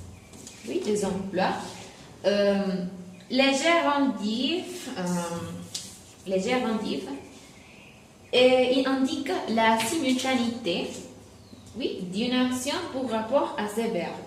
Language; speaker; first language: French; non-native, learner; Spanish